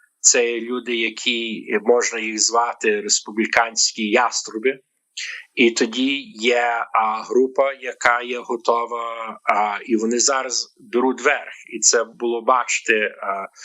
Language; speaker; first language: Ukrainian; early bilingual, heritage; Ukrainian